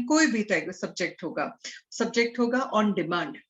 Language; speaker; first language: Hindi; native; Hindi